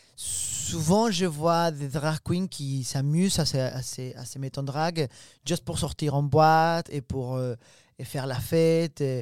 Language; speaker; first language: French; non-native, fluent; Spanish